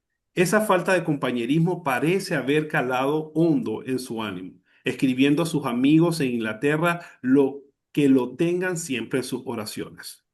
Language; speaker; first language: Spanish; native; Spanish